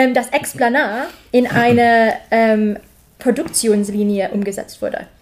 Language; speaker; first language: German; non-native, fluent; English